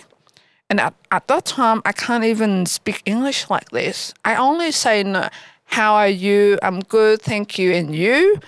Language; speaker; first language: English; non-native, learner; Vietnamese